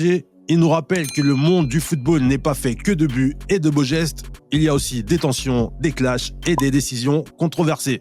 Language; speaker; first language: French; native; French